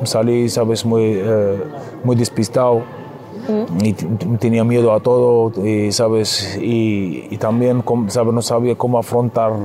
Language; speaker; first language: Spanish; non-native, fluent; Arabic